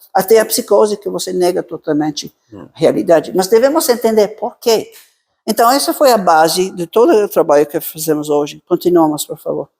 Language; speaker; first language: Portuguese; non-native, fluent; Italian